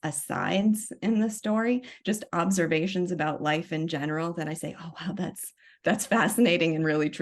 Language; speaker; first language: English; native; English